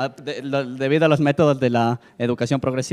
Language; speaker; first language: Spanish; native; Spanish